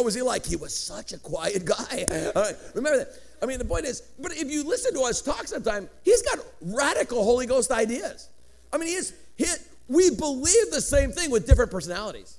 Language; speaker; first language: English; early bilingual, other home language; Greek